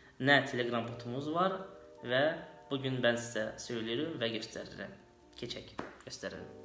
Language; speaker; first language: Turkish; non-native, learner; Azerbaijani